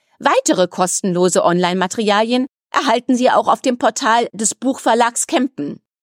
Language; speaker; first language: German; native; German